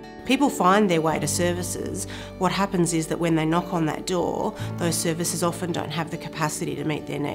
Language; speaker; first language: English; native; English